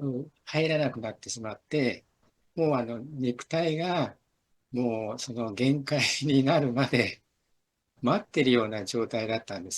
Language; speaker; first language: Japanese; native; Japanese